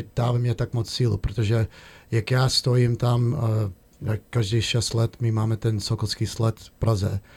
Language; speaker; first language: Czech; early bilingual, heritage; Czech